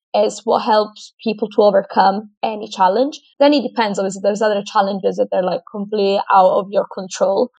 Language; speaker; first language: English; non-native, fluent; Italian